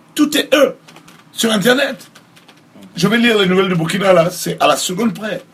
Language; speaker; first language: French; non-native, local second language; Mossi